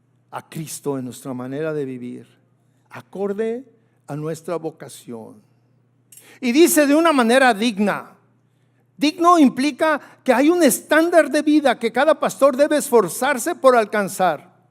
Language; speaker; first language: Spanish; native; Spanish